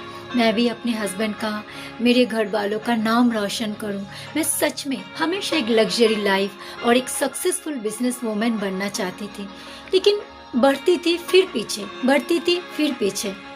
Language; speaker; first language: Hindi; non-native, local second language; Bangla